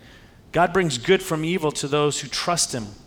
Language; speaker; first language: English; native; English